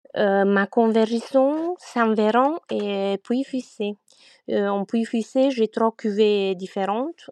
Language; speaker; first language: French; non-native, fluent; Romanian